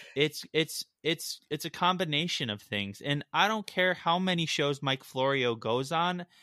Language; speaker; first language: English; native; English